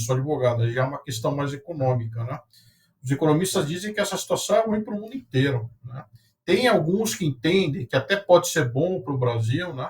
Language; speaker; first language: Portuguese; native; Portuguese